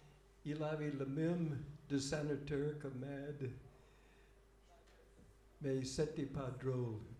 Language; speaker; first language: French; non-native, fluent; English